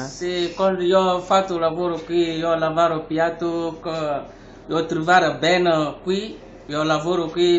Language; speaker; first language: Italian; non-native, learner; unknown